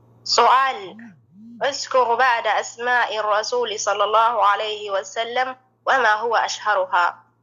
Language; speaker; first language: Arabic; non-native, fluent; Oromo